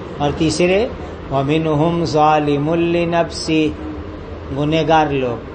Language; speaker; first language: Urdu; non-native, local second language; Gujarati